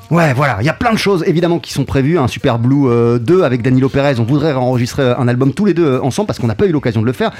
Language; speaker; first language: French; native; French